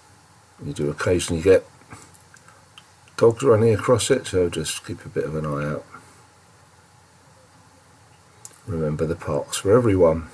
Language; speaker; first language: English; native; English